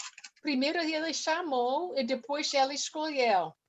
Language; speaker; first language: Portuguese; non-native, learner; English